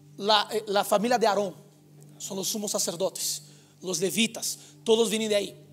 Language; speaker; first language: Spanish; non-native, fluent; Portuguese